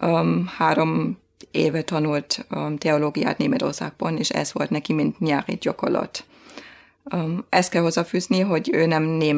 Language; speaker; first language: Hungarian; non-native, fluent; German